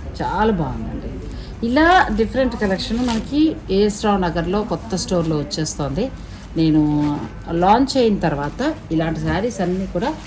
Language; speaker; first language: Telugu; native; Telugu